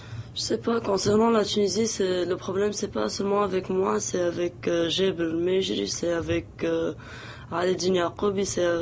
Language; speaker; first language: French; non-native, local second language; Arabic